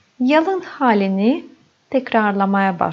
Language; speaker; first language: Turkish; non-native, fluent; Russian